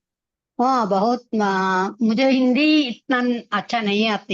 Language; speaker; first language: Hindi; non-native, local second language; Kannada